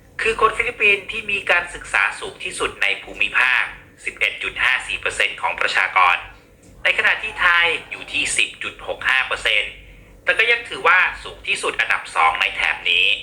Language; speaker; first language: Thai; native; Thai